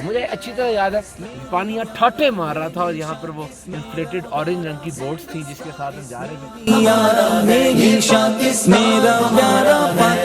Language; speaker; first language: Urdu; native; Urdu